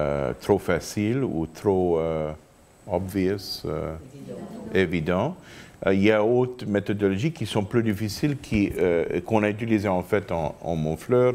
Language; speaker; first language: French; non-native, fluent; English